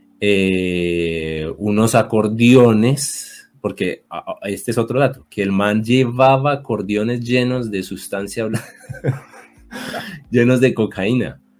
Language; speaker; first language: Spanish; native; Spanish